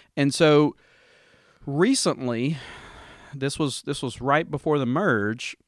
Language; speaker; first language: English; native; English